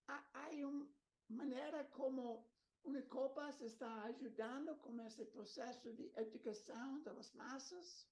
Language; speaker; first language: Portuguese; non-native, learner; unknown